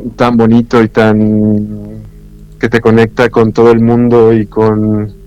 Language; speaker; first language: Spanish; native; Spanish